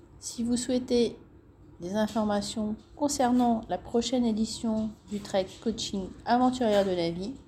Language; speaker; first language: French; native; French